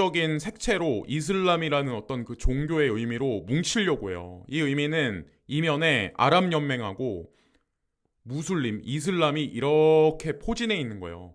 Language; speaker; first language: Korean; native; Korean